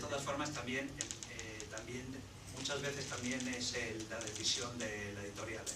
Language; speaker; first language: Spanish; native; Spanish